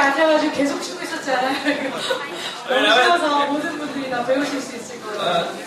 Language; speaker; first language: Korean; native; Korean